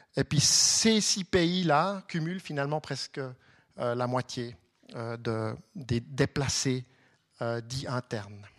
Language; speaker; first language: French; non-native, local second language; German